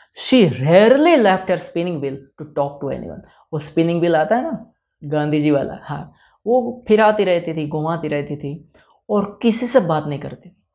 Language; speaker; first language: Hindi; non-native, local second language; Gujarati